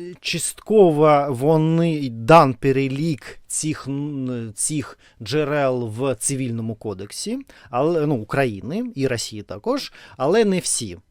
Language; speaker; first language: Ukrainian; non-native, learner; Russian